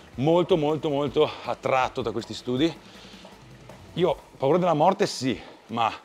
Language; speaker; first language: Italian; non-native, local second language; Venetian